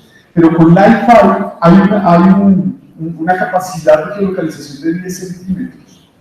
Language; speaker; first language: Spanish; native; Spanish